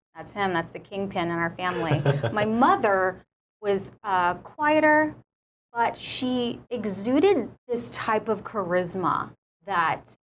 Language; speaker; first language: English; native; English